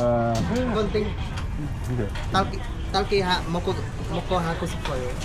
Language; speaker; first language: Korean; non-native, learner; Khmer